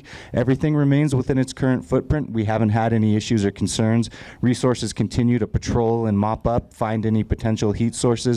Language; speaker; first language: English; native; English